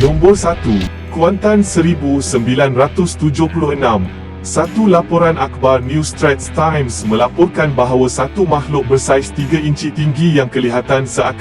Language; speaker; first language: Malay; native; Malay